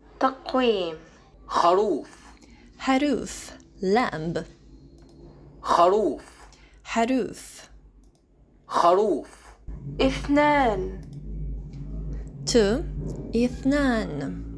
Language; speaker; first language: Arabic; non-native, learner; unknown